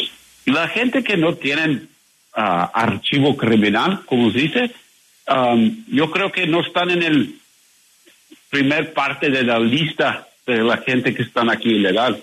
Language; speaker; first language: Spanish; non-native, learner; English